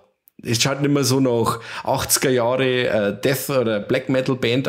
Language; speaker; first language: German; native; German